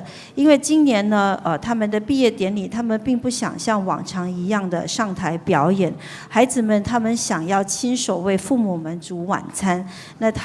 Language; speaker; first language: Chinese; native; Chinese